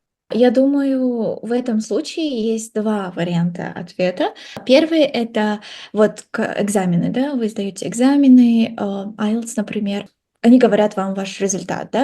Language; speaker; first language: Russian; non-native, local second language; Kazakh